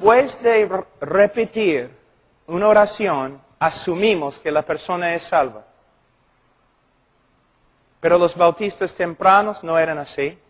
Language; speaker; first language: Spanish; non-native, fluent; English